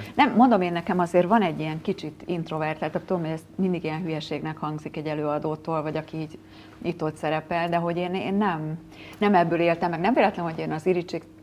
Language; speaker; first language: Hungarian; native; Hungarian